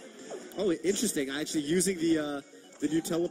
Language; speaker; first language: English; native; English